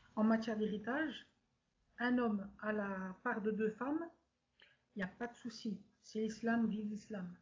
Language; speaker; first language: French; native; French